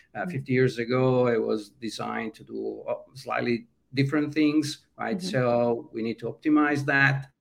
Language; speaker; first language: English; non-native, fluent; Italian